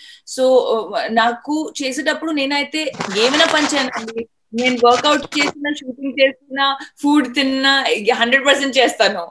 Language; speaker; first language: Telugu; non-native, fluent; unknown